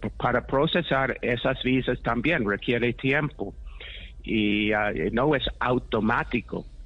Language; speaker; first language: Spanish; non-native, fluent; English